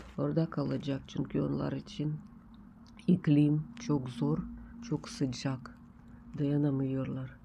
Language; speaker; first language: Turkish; non-native, learner; Russian